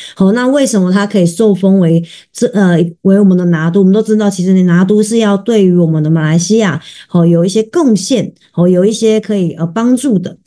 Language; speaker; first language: Chinese; native; Chinese